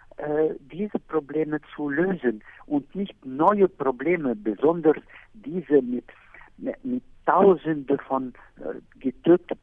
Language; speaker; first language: German; non-native, fluent; Arabic